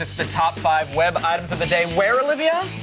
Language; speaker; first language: English; native; English